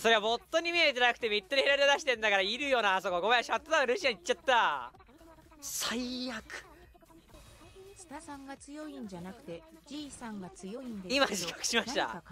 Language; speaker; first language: Japanese; native; Japanese